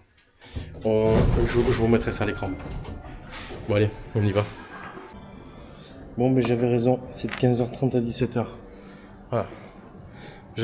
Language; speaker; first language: French; native; French